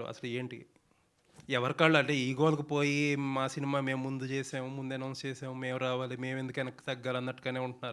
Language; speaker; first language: Telugu; native; Telugu